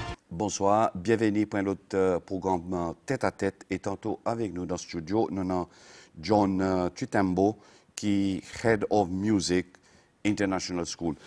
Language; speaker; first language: French; non-native, local second language; Seselwa Creole French